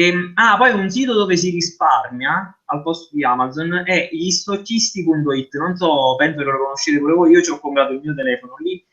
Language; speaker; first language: Italian; native; Italian